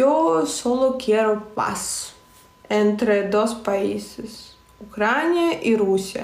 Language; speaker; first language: Spanish; non-native, fluent; Russian